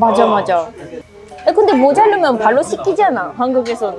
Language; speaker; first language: Korean; non-native, fluent; Japanese